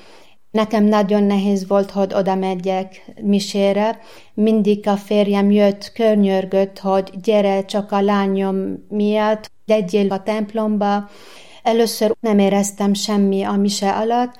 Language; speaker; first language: Hungarian; non-native, learner; Arabic